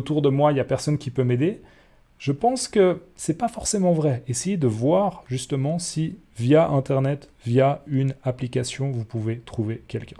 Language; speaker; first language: French; native; French